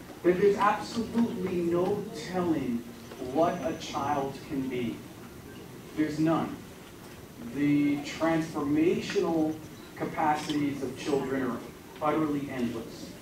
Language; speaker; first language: English; early bilingual, other home language; Spanish